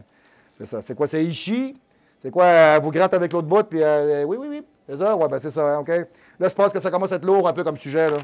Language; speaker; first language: French; native; French